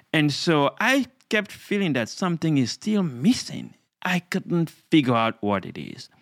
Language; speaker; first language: English; non-native, local second language; Krio